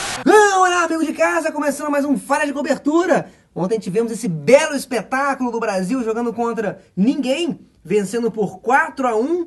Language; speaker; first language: Portuguese; native; Portuguese